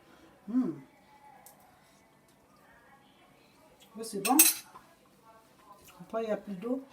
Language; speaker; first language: French; non-native, learner; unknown